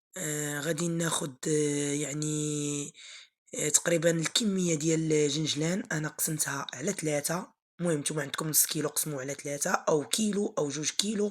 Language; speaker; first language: Arabic; native; Arabic